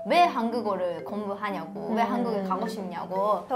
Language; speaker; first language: Korean; non-native, fluent; Japanese